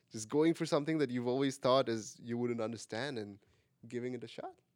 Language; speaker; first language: English; non-native, local second language; Marathi